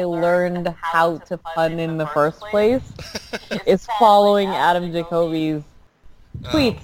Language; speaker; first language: English; early bilingual, other home language; Filipino